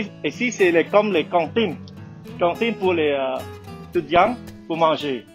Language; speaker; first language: French; non-native, learner; Khmer